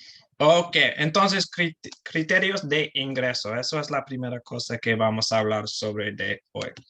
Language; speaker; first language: Spanish; non-native, learner; English